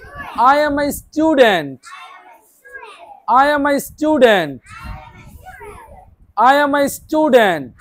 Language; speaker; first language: English; non-native, learner; Bangla